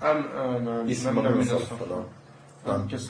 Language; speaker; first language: Arabic; non-native, learner; French